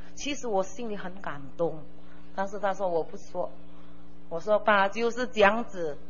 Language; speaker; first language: Chinese; early bilingual, heritage; Chinese